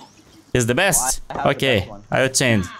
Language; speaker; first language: English; non-native, learner; Portuguese